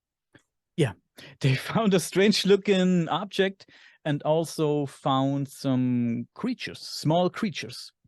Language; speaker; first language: English; non-native, fluent; German